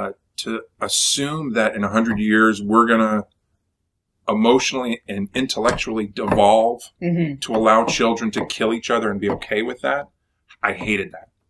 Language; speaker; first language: English; native; English